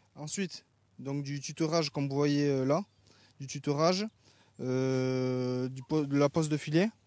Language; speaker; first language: French; native; French